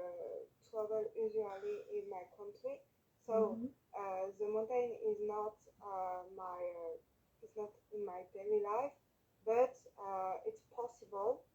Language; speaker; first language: English; non-native, learner; French